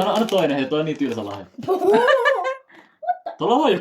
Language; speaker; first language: Finnish; native; Finnish